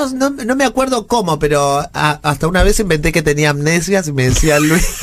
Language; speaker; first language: Spanish; native; Spanish